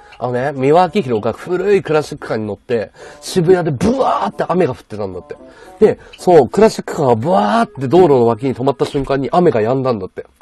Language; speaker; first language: Japanese; native; Japanese